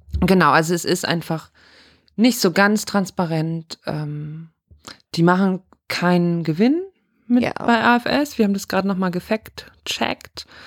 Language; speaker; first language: German; native; German